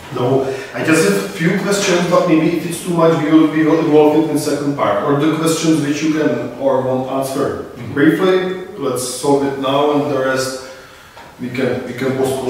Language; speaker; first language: English; non-native, fluent; Czech